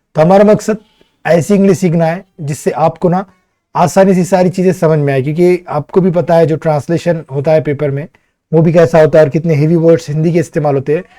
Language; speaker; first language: Hindi; native; Hindi